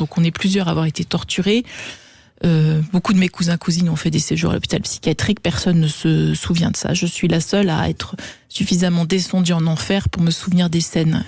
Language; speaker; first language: French; native; French